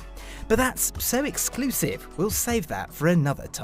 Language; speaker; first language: English; native; English